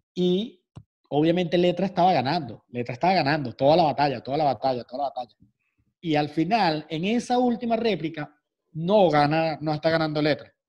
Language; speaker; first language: Spanish; native; Spanish